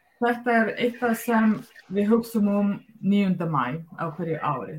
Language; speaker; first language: Icelandic; non-native, fluent; Russian